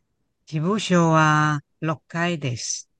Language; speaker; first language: Japanese; non-native, learner; Chinese